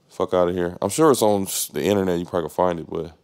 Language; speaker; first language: English; native; English